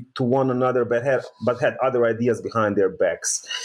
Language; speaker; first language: English; early bilingual, other home language; Bosnian